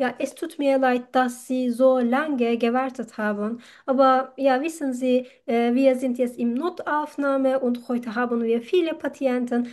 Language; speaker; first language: German; non-native, fluent; Turkish